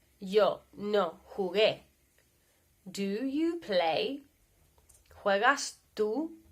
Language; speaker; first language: Spanish; non-native, fluent; English